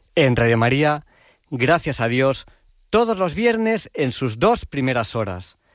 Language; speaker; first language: Spanish; native; Spanish